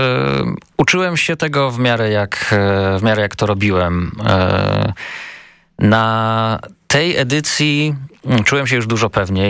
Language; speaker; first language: Polish; native; Polish